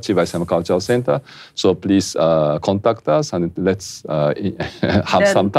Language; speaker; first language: English; non-native, fluent; Japanese